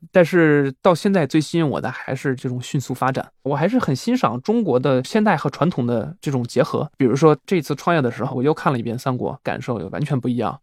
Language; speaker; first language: Chinese; non-native, fluent; Swiss German